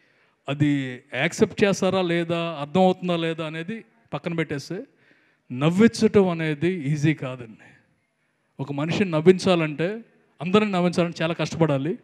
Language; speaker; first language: Telugu; native; Telugu